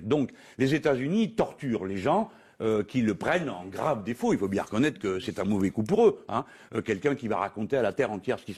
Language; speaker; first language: French; native; French